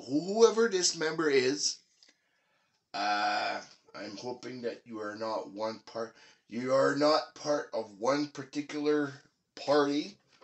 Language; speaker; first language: English; early bilingual, other home language; French